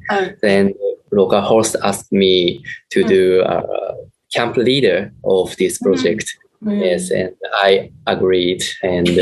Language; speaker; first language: English; non-native, learner; Japanese